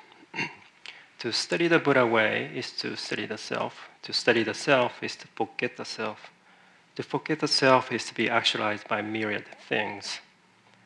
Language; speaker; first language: English; non-native, fluent; Japanese